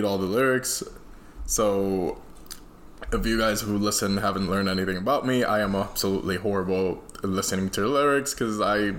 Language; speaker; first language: English; non-native, fluent; Spanish